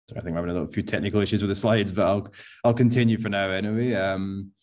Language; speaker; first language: English; native; English